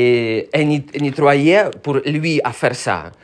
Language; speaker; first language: French; non-native, learner; Russian